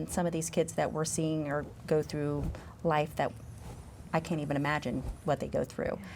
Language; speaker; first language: English; native; English